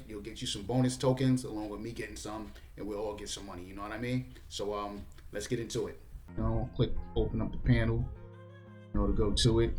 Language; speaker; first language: English; native; English